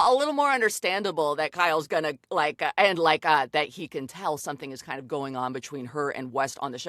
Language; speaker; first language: English; native; English